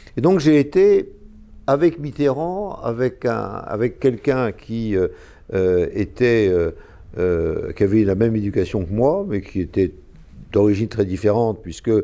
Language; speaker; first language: French; native; French